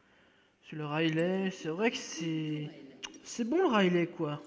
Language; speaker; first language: French; native; French